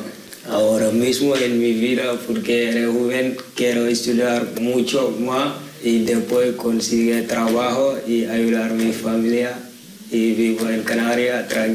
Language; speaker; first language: Spanish; non-native, learner; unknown